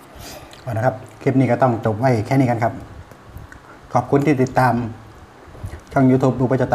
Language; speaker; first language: Thai; non-native, local second language; Northeastern Thai